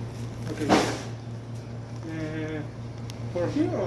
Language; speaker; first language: English; non-native, learner; Spanish